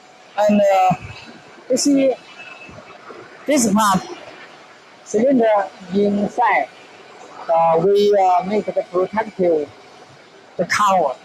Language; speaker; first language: English; non-native, learner; Chinese